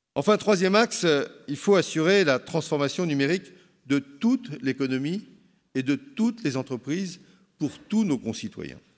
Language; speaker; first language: French; native; French